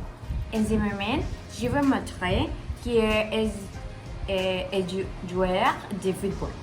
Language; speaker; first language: French; non-native, learner; Spanish